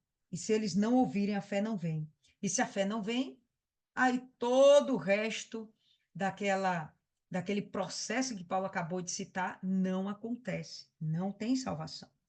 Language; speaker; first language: Portuguese; native; Portuguese